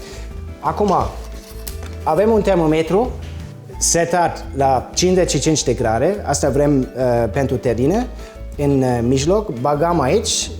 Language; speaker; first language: Romanian; non-native, fluent; German